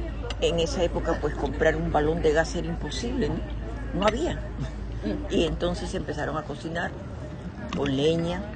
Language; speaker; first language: Spanish; native; Spanish